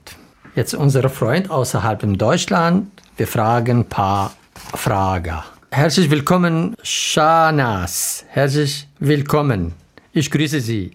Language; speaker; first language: German; non-native, learner; Arabic